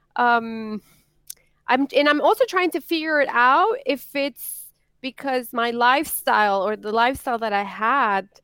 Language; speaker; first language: English; non-native, fluent; Spanish